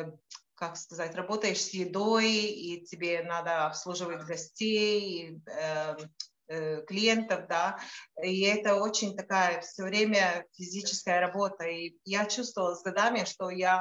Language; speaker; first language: Russian; non-native, local second language; Latvian